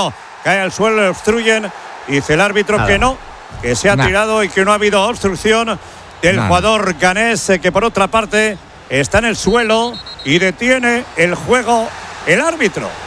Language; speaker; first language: Spanish; native; Spanish